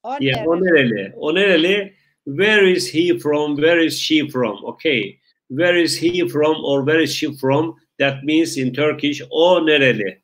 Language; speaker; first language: English; non-native, fluent; Turkish